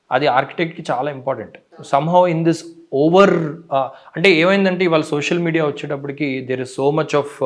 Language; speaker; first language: Telugu; native; Telugu